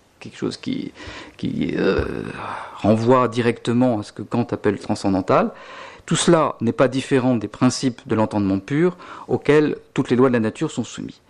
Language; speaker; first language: French; native; French